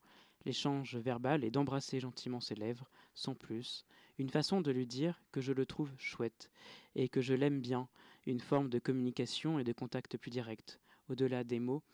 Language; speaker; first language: French; native; French